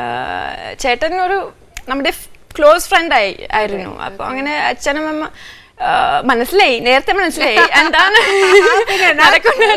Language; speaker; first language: Malayalam; non-native, fluent; French